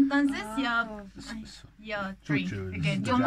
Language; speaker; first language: Spanish; non-native, learner; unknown